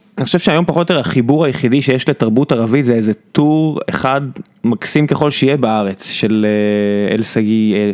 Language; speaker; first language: Hebrew; native; Hebrew